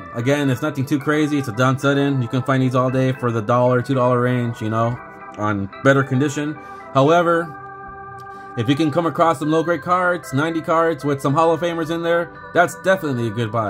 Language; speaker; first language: English; native; English